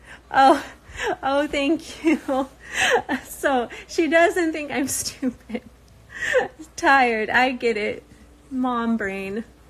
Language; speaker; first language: English; native; English